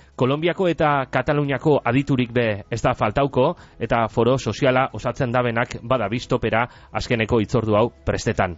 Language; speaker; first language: Basque; native; Basque